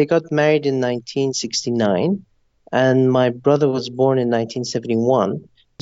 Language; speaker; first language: English; non-native, local second language; Persian